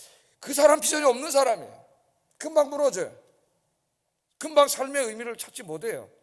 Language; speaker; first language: Korean; native; Korean